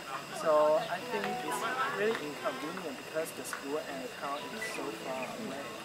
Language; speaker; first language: English; non-native, learner; Chinese